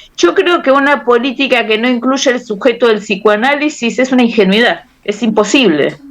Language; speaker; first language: Spanish; native; Spanish